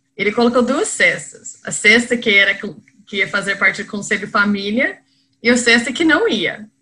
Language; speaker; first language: Portuguese; non-native, fluent; English